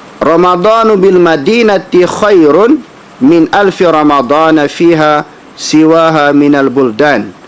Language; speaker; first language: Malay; native; Malay